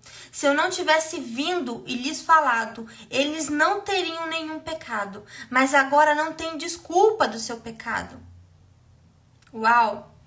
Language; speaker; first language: Portuguese; native; Portuguese